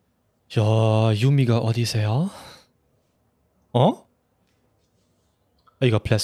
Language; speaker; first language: Korean; non-native, fluent; German